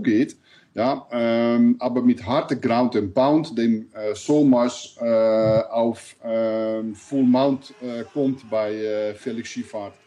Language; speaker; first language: German; non-native, learner; Dutch